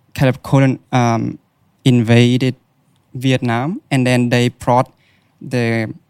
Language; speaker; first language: English; non-native, fluent; Vietnamese